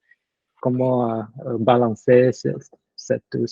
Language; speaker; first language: French; non-native, learner; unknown